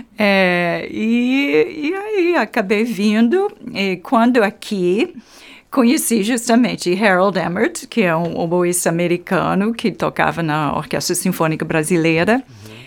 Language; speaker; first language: Portuguese; non-native, fluent; English